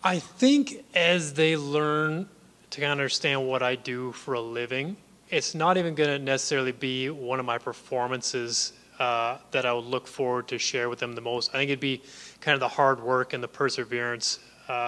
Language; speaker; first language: English; native; English